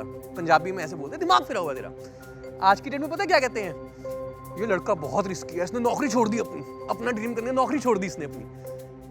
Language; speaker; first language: Hindi; native; Hindi